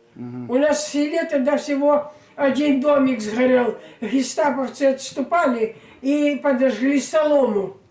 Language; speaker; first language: Russian; native; Russian